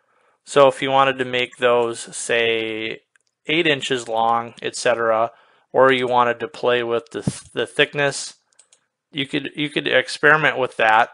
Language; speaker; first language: English; native; English